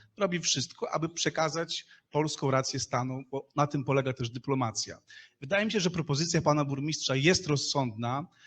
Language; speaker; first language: Polish; native; Polish